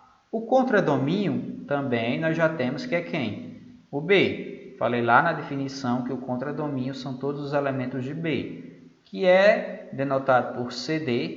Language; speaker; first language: Portuguese; native; Portuguese